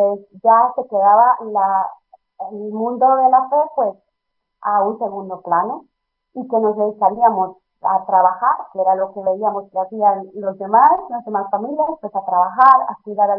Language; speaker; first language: Spanish; native; Spanish